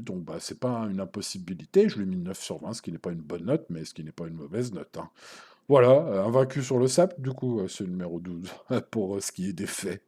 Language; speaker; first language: French; native; French